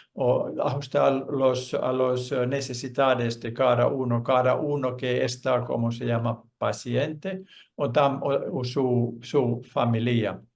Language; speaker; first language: Spanish; non-native, fluent; Finnish